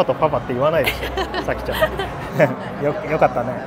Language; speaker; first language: Japanese; native; Japanese